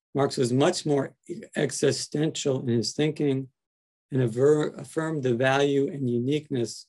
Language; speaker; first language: English; native; English